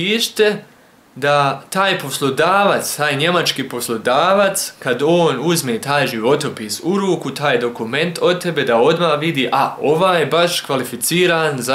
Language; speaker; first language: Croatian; early bilingual, heritage; Croatian